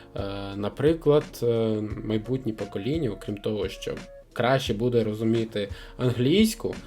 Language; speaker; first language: Ukrainian; native; Ukrainian